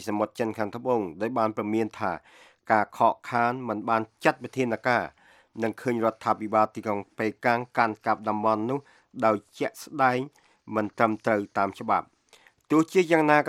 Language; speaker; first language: Khmer; native; Khmer